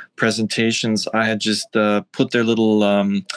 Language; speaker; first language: English; non-native, fluent; German